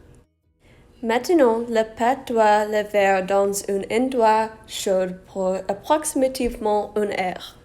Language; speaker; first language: French; non-native, learner; English